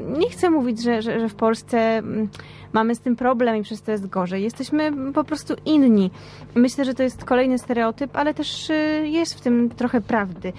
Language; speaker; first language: Polish; native; Polish